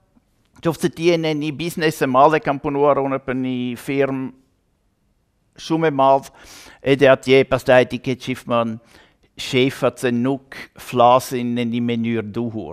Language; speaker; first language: Albanian; non-native, learner; German